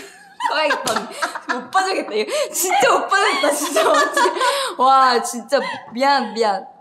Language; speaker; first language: Korean; native; Korean